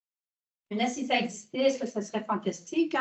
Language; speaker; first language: French; native; French